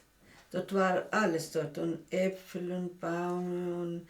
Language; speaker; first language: German; early bilingual, heritage; German